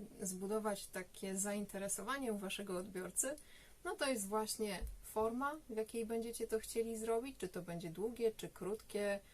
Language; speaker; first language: Polish; native; Polish